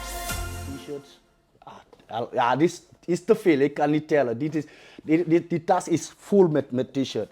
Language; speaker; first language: Dutch; non-native, fluent; Wolof